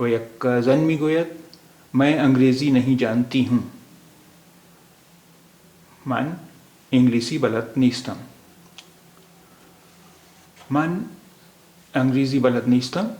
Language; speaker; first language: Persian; non-native, fluent; Urdu